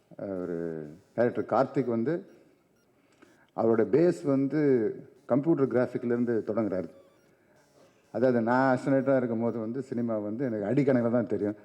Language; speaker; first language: Tamil; native; Tamil